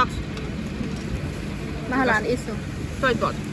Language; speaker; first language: Finnish; non-native, learner; Thai